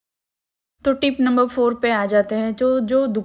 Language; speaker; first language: Hindi; native; Hindi